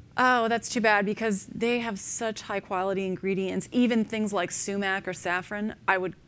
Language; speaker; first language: English; native; English